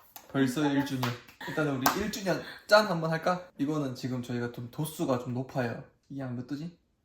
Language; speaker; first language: Korean; native; Korean